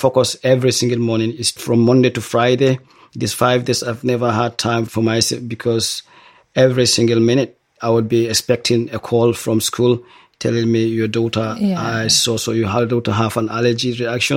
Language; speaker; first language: English; non-native, local second language; Hausa